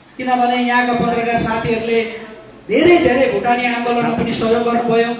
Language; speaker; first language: Nepali; native; Nepali